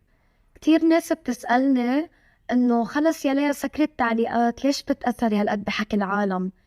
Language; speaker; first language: Arabic; native; Arabic